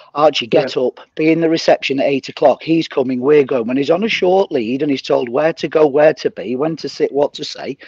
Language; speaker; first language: English; native; English